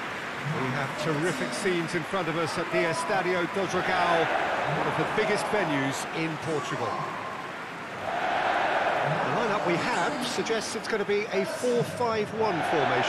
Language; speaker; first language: English; native; English